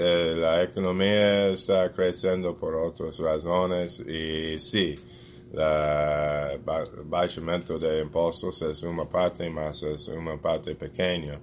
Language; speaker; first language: Portuguese; non-native, fluent; English